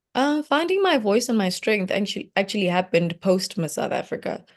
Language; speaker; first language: English; non-native, local second language; Venda